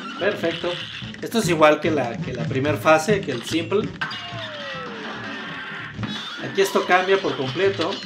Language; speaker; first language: Spanish; native; Spanish